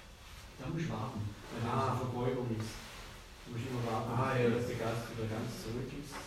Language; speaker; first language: German; native; German